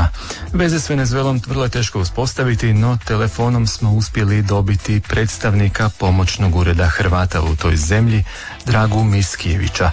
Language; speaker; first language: Serbian; native; Serbian